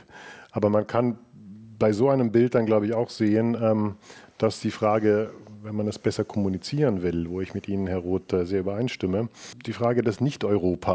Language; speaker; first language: German; native; German